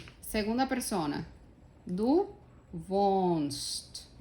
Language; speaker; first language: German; non-native, fluent; Spanish